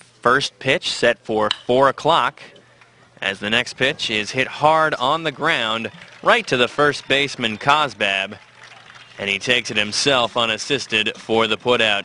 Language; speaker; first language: English; native; English